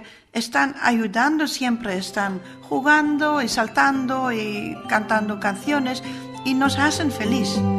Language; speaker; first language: Spanish; non-native, fluent; Dutch